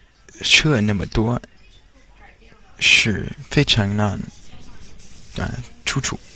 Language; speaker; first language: Chinese; non-native, learner; English